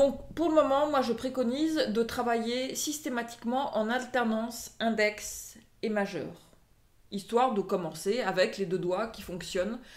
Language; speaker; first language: French; native; French